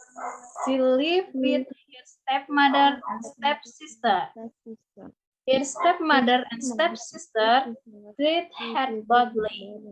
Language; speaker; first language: English; non-native, learner; Indonesian